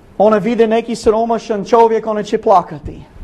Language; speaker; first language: Bosnian; non-native, learner; English